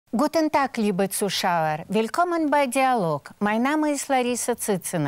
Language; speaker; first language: German; non-native, fluent; Russian